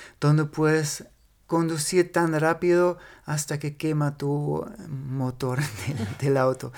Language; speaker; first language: Spanish; non-native, fluent; German